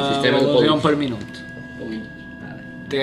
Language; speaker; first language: Catalan; native; Catalan